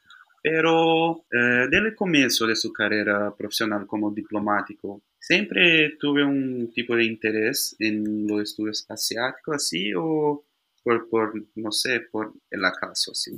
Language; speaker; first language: Spanish; non-native, learner; Portuguese